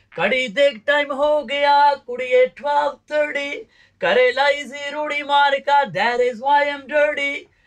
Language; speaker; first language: Punjabi; early bilingual, heritage; Punjabi